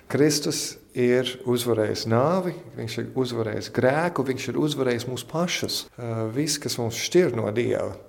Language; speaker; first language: Latvian; early bilingual, heritage; Latvian